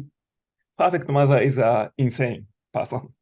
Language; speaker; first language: English; non-native, learner; Japanese